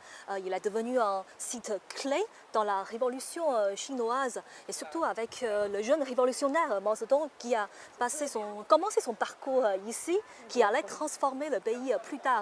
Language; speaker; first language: French; non-native, fluent; Chinese